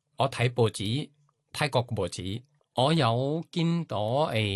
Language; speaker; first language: Cantonese; non-native, learner; Thai